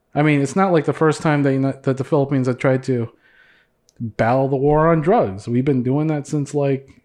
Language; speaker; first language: English; early bilingual, other home language; Cebuano